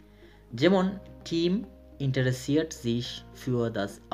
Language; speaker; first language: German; non-native, fluent; Bangla